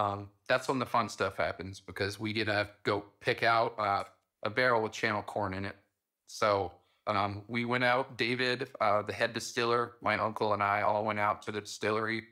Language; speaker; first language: English; native; English